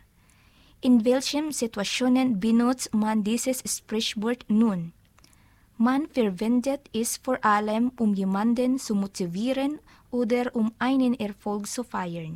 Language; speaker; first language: German; non-native, learner; Filipino